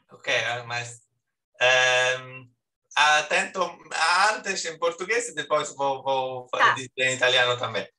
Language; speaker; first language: Portuguese; non-native, learner; Italian